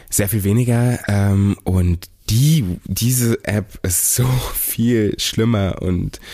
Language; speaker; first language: German; native; German